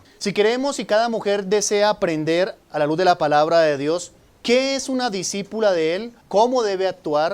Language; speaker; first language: Spanish; native; Spanish